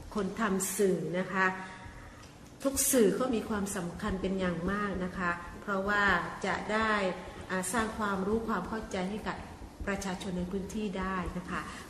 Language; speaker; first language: Thai; non-native, local second language; Malay